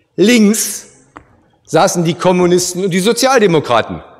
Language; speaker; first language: German; native; German